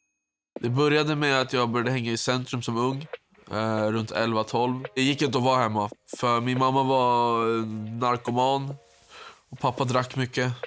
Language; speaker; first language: Swedish; native; Swedish